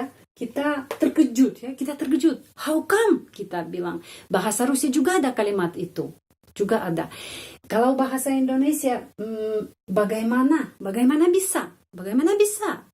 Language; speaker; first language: Indonesian; non-native, fluent; Russian